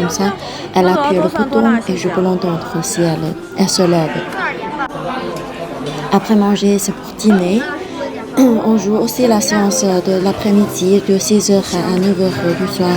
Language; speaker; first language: French; non-native, fluent; Chinese